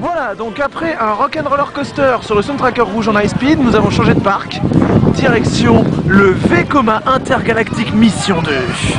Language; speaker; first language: French; native; French